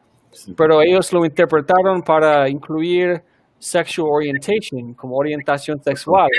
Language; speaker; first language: Spanish; non-native, fluent; English